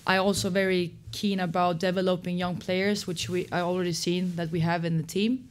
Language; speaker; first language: English; non-native, fluent; Swedish